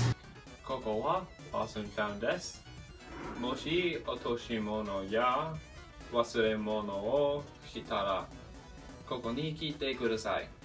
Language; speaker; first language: Japanese; non-native, learner; English